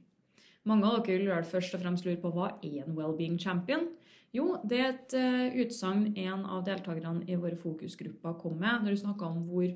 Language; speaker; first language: Norwegian; native; Norwegian